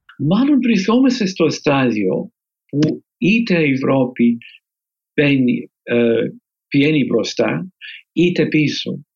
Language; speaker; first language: Greek; non-native, fluent; English